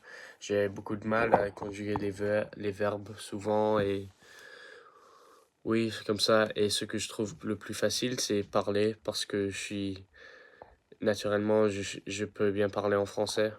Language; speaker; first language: French; early bilingual, heritage; English